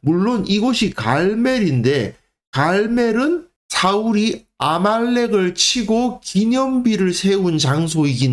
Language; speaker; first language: Korean; native; Korean